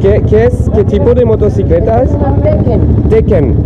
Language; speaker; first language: Spanish; non-native, learner; French